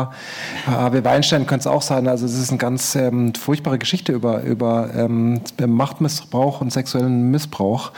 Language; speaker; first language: German; native; German